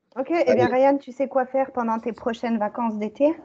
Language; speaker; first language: French; native; French